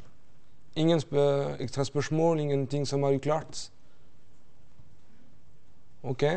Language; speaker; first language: Norwegian; non-native, fluent; French